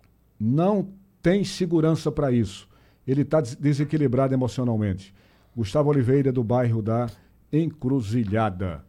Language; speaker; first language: Portuguese; native; Portuguese